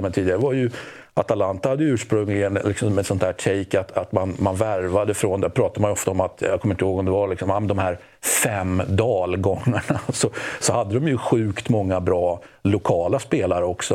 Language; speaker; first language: Swedish; native; Swedish